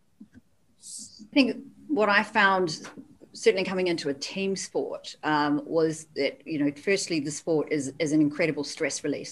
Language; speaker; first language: English; native; English